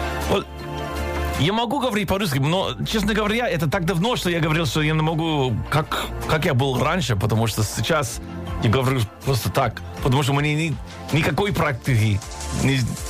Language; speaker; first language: Russian; non-native, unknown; English